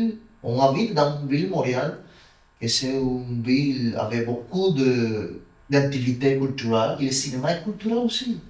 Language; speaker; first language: French; non-native, learner; Spanish